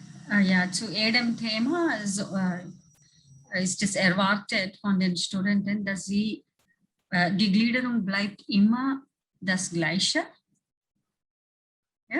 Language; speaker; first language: German; non-native, fluent; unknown